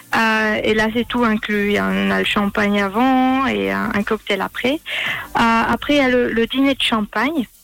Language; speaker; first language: French; early bilingual, heritage; German